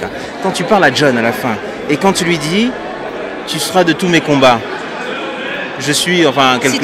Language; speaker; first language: French; native; French